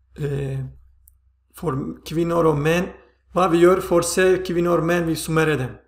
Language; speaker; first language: Swedish; non-native, fluent; Turkish